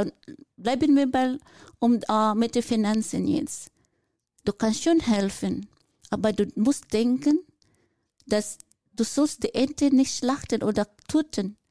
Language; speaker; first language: German; non-native, fluent; Filipino